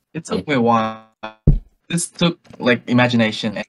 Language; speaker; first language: English; non-native, learner; Vietnamese